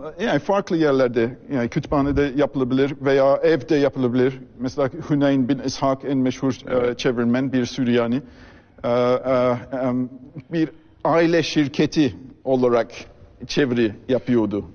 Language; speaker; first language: Turkish; non-native, fluent; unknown